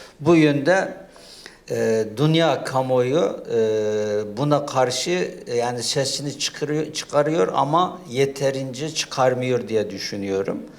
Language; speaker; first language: Turkish; non-native, fluent; Uyghur